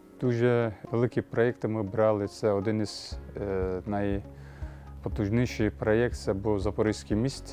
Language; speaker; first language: Ukrainian; non-native, learner; Turkish